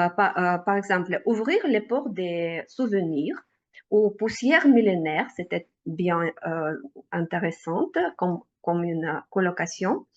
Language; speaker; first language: French; non-native, learner; Russian